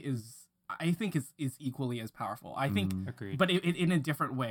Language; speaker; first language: English; non-native, local second language; Cantonese